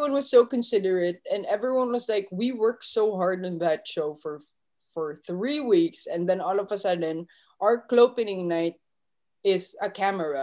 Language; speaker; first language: English; non-native, local second language; Filipino